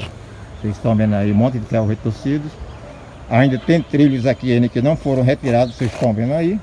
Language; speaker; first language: Portuguese; native; Portuguese